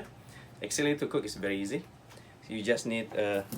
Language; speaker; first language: English; non-native, fluent; Indonesian